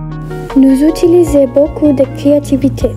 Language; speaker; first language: French; non-native, learner; English